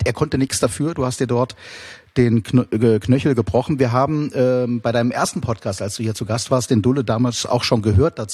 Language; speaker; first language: German; native; German